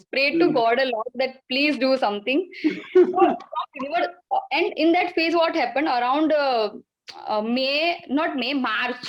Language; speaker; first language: English; non-native, local second language; Gujarati